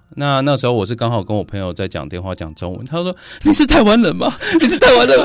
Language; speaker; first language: Chinese; native; Chinese